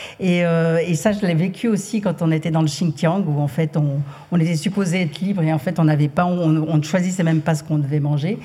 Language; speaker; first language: French; native; French